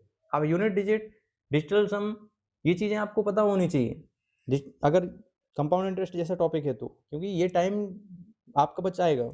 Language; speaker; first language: Hindi; native; Hindi